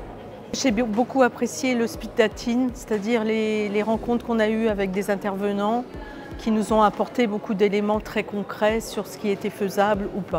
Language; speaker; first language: French; native; French